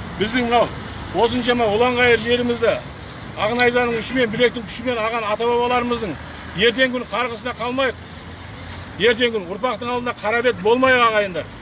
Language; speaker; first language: Kazakh; native; Kazakh